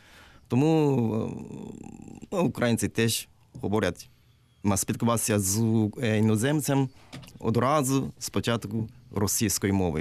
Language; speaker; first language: Ukrainian; non-native, learner; Japanese